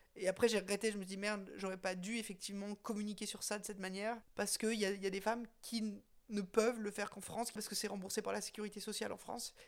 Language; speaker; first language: French; native; French